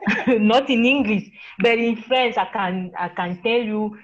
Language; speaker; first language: English; non-native, learner; French